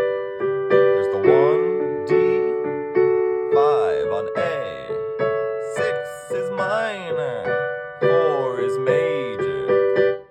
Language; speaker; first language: English; native; English